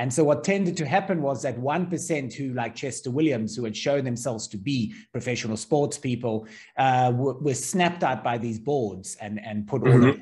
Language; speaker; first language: English; native; English